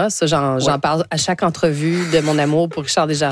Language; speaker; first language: French; native; French